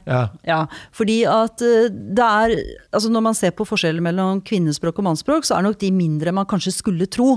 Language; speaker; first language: Norwegian; native; Norwegian